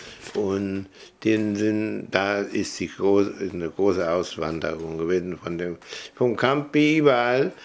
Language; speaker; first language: German; early bilingual, heritage; German